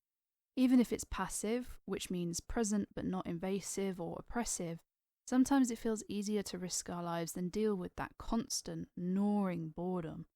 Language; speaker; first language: English; native; English